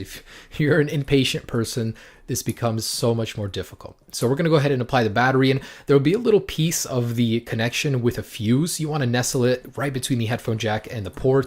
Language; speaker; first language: English; native; English